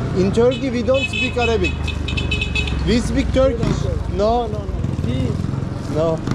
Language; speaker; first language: English; non-native, learner; Turkish